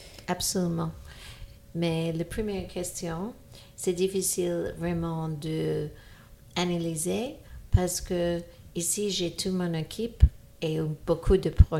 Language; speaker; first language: French; non-native, fluent; English